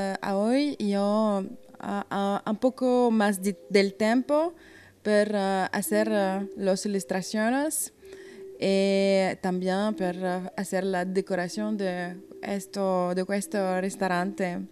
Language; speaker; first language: Spanish; non-native, learner; Italian